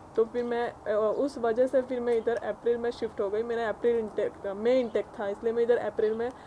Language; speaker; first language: Hindi; non-native, local second language; Gujarati